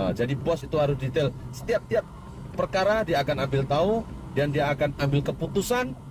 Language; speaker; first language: Malay; non-native, local second language; Javanese